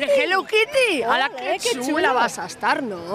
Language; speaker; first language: Spanish; native; Spanish